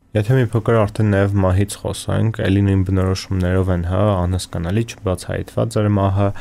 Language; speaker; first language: Armenian; native; Armenian